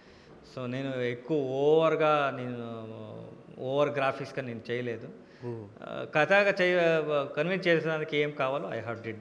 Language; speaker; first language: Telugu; non-native, learner; Kannada